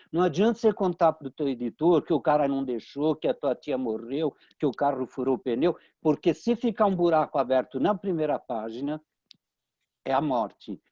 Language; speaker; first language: Portuguese; early bilingual, other home language; Italian